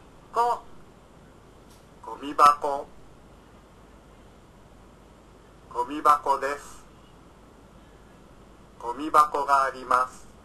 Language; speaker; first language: Japanese; non-native, learner; Indonesian